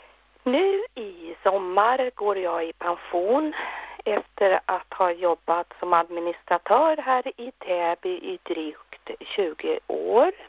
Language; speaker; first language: Swedish; native; Swedish